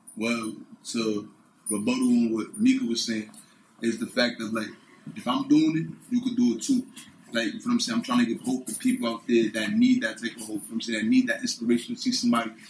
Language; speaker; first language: English; native; English